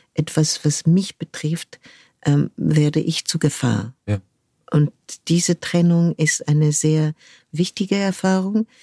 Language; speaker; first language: German; non-native, fluent; French